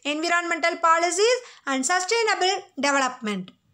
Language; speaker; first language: English; non-native, local second language; Tamil